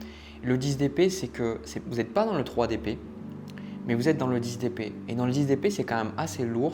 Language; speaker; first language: French; native; French